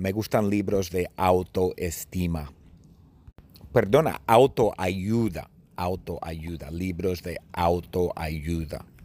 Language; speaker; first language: Spanish; non-native, fluent; English